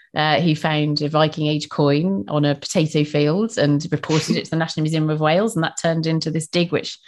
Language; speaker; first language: English; native; English